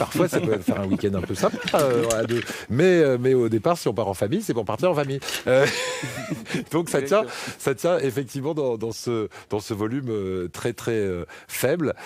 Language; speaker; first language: French; native; French